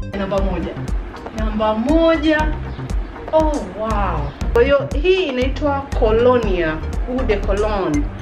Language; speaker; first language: Swahili; native; Swahili